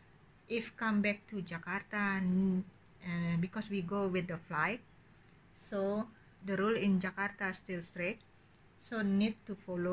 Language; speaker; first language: English; non-native, learner; Indonesian